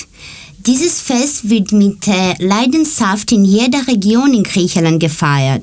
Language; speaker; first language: German; non-native, learner; Greek